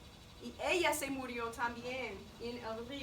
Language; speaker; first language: Spanish; non-native, fluent; English